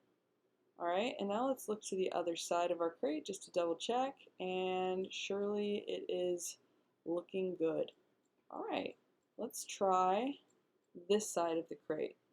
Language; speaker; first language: English; native; English